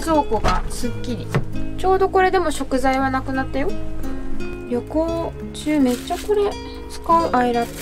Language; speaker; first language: Japanese; native; Japanese